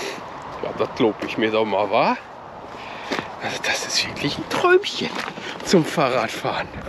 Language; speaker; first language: German; native; German